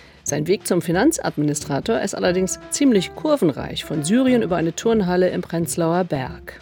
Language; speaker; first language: German; native; German